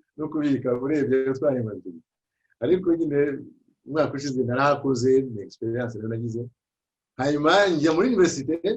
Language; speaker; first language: Kinyarwanda; early bilingual, heritage; Kinyarwanda